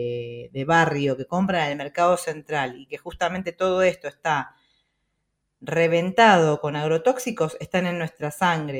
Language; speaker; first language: Spanish; native; Spanish